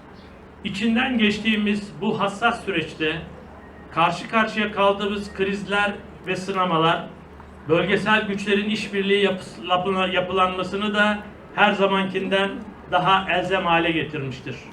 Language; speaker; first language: Turkish; native; Turkish